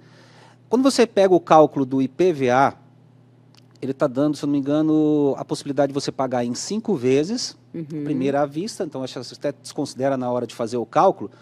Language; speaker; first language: Portuguese; native; Portuguese